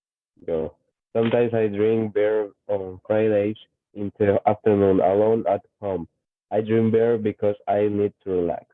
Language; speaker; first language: English; non-native, learner; Spanish